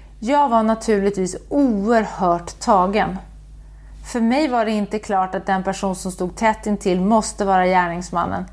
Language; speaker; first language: Swedish; native; Swedish